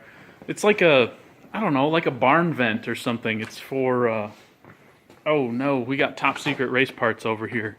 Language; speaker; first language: English; native; English